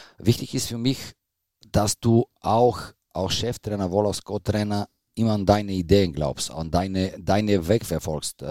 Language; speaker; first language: German; non-native, fluent; Bulgarian